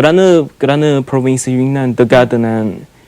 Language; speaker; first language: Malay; non-native, learner; Chinese